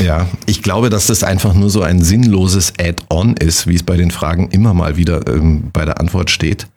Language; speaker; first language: German; native; German